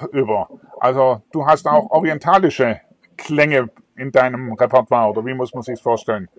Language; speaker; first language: German; native; German